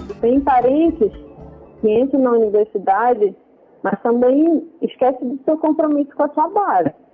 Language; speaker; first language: Portuguese; native; Portuguese